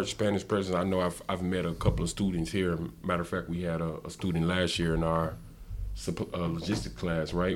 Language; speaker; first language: English; native; English